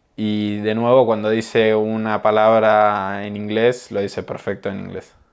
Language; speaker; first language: Spanish; native; Spanish